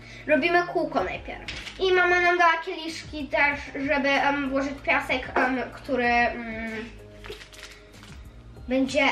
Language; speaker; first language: Polish; early bilingual, heritage; Polish